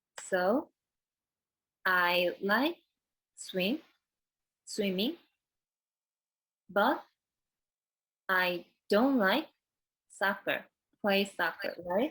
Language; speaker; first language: English; non-native, fluent; Korean